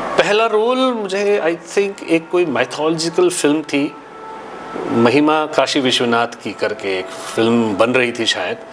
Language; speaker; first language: Hindi; native; Hindi